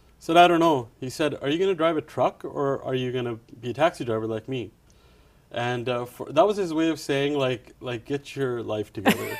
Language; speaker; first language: English; early bilingual, other home language; Punjabi